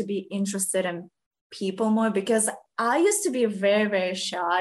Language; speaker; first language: English; non-native, fluent; Ukrainian